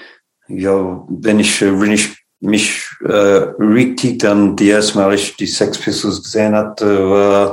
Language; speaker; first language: German; non-native, fluent; English